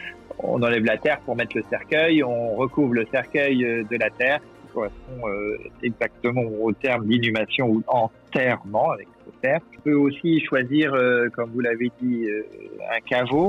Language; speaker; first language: French; native; French